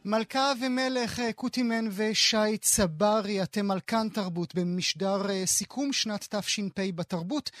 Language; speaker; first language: Hebrew; native; Hebrew